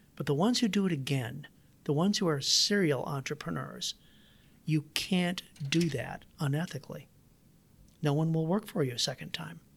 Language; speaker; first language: English; native; English